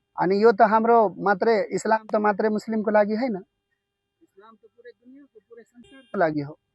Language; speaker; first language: Nepali; non-native, local second language; Urdu